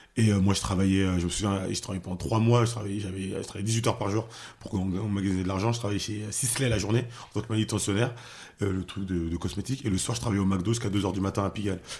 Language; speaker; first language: French; early bilingual, other home language; Haitian Creole